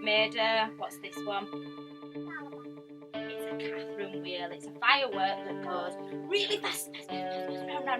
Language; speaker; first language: English; native; English